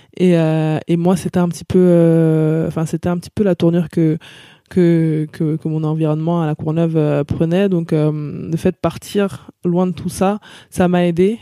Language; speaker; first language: French; native; French